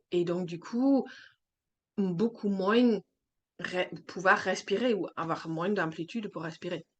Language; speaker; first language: French; non-native, fluent; German